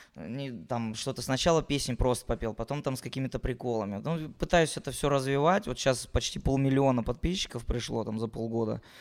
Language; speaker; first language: Russian; native; Russian